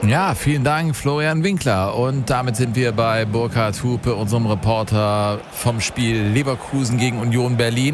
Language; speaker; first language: German; native; German